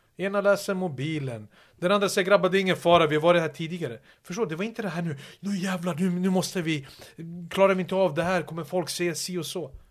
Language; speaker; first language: Swedish; early bilingual, other home language; Serbian